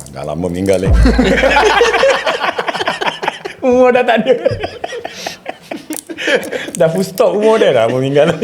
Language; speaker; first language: Malay; native; Malay